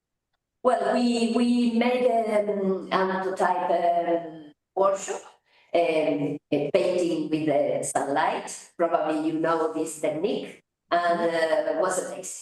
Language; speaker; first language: English; non-native, fluent; Spanish